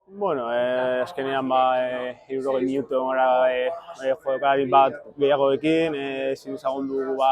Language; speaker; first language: Basque; native; Basque